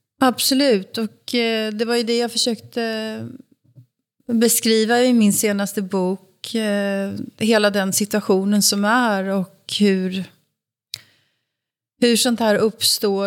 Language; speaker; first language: Swedish; native; Swedish